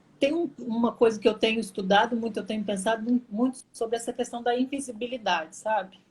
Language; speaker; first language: Portuguese; native; Portuguese